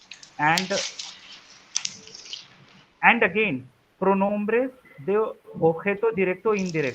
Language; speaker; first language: Spanish; non-native, fluent; Hindi